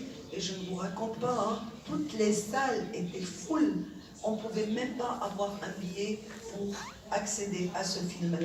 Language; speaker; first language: French; non-native, local second language; Arabic